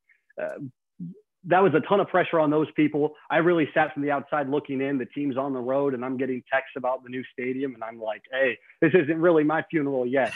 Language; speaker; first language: English; native; English